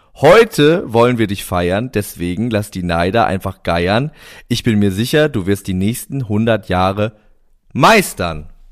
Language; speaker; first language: German; native; German